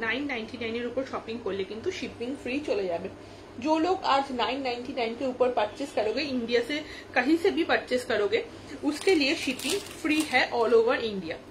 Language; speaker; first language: Hindi; non-native, local second language; Bangla